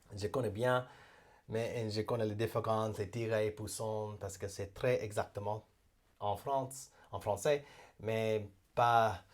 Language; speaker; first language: French; non-native, learner; English